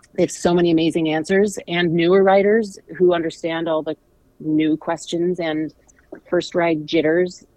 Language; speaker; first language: English; native; English